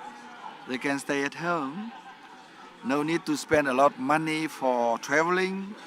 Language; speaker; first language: English; non-native, learner; Vietnamese